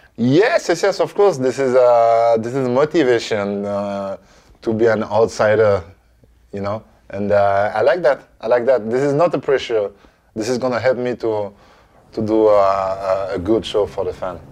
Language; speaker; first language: English; non-native, learner; French